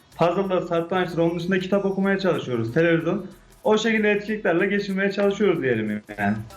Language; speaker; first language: Turkish; native; Turkish